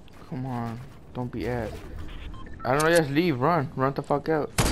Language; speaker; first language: English; early bilingual, other home language; Spanish